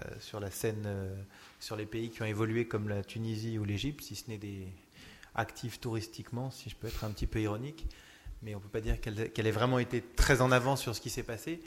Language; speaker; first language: French; native; French